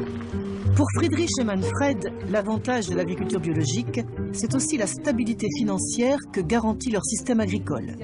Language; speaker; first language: French; native; French